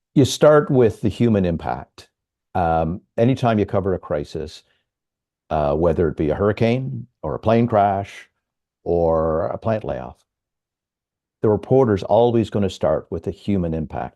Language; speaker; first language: English; native; English